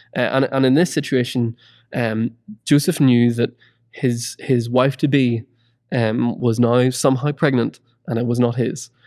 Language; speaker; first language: English; native; English